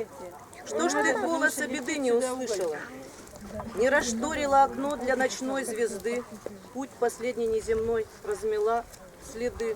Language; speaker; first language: Russian; native; Russian